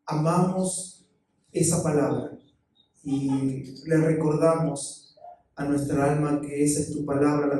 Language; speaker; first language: Spanish; native; Spanish